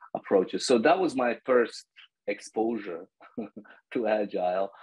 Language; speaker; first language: English; non-native, fluent; Bosnian